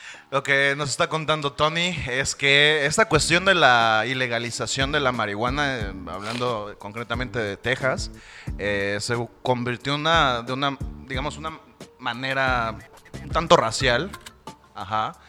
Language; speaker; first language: Spanish; native; Spanish